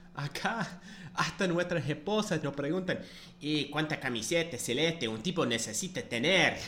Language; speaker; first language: Spanish; non-native, fluent; English